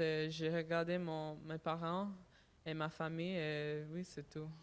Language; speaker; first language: French; non-native, learner; English